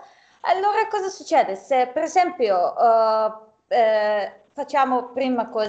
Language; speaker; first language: Italian; non-native, fluent; Serbian